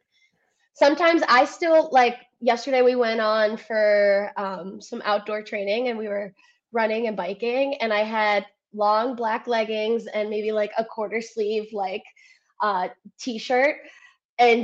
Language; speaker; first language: English; early bilingual, other home language; Spanish